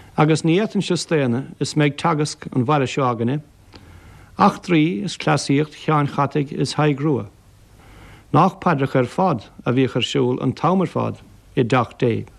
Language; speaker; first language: Irish; native; Irish